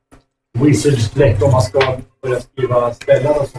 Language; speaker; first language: Swedish; native; Swedish